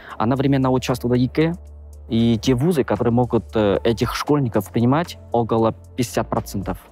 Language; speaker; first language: Russian; non-native, fluent; Chinese